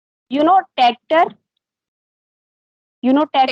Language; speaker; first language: English; non-native, learner; Hindi